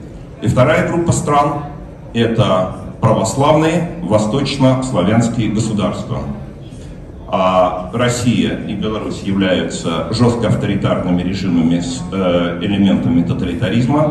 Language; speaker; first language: Russian; native; Russian